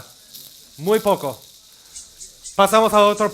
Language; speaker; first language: Spanish; non-native, fluent; English